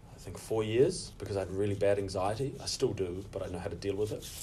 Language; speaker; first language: English; native; English